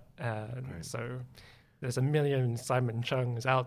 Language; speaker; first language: English; native; English